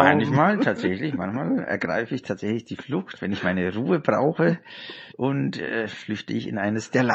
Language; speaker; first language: German; native; German